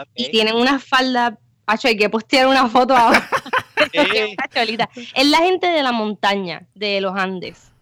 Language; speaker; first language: Spanish; native; Spanish